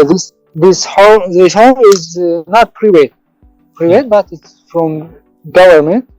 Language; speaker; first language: English; non-native, learner; Tajik